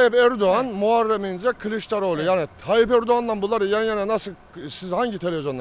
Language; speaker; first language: Turkish; native; Turkish